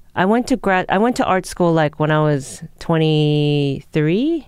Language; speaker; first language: English; early bilingual, other home language; Japanese